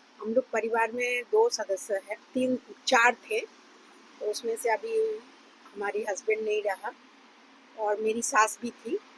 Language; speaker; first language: Hindi; non-native, local second language; Bangla